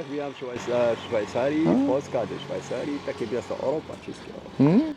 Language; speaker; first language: Polish; non-native, learner; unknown